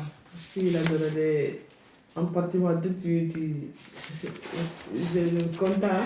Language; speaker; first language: French; non-native, learner; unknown